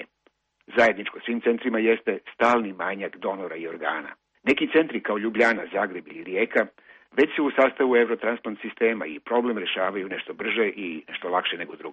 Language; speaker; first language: Croatian; native; Croatian